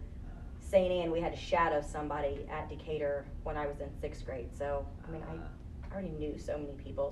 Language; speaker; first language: English; native; English